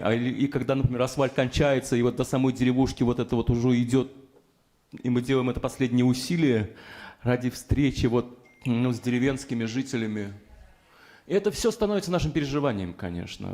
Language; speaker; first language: Russian; native; Russian